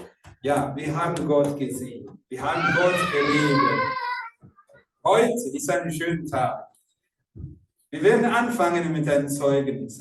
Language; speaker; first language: German; non-native, fluent; Rundi